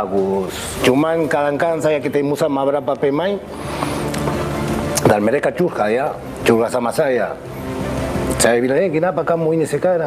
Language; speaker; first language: Indonesian; non-native, fluent; Spanish